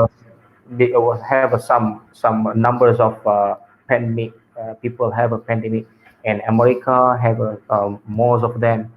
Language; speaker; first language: English; non-native, local second language; Malay